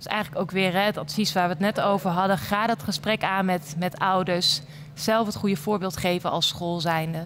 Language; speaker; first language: Dutch; native; Dutch